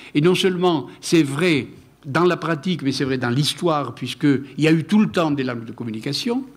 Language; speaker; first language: French; non-native, local second language; Occitan